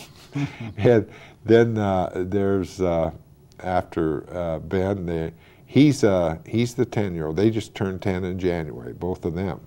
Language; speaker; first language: English; native; English